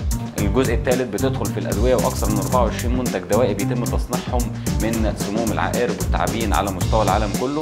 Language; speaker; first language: Arabic; native; Arabic